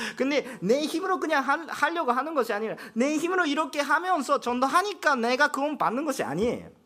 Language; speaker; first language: Korean; non-native, fluent; Japanese